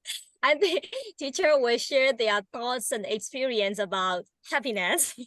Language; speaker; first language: English; non-native, learner; Burmese